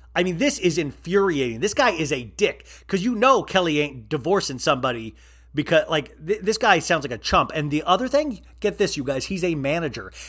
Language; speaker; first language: English; native; English